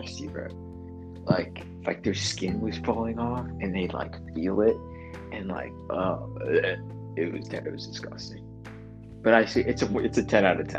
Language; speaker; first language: English; non-native, local second language; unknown